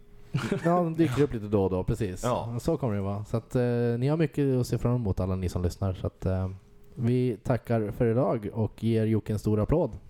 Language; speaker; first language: Swedish; native; Swedish